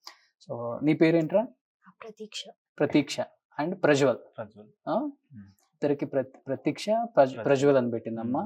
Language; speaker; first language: Telugu; native; Telugu